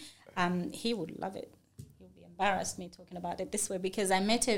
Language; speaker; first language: English; non-native, local second language; Bemba